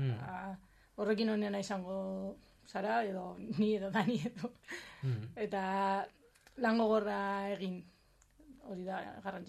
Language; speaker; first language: Basque; non-native, local second language; Spanish